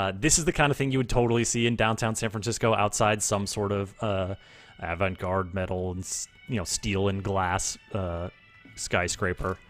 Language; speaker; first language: English; native; English